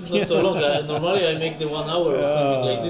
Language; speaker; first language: English; non-native, fluent; Polish